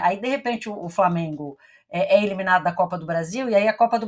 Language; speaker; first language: Portuguese; native; Portuguese